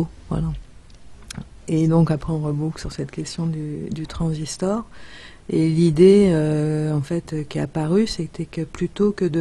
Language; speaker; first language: French; native; French